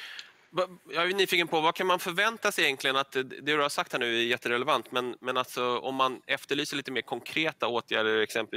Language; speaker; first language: Swedish; native; Swedish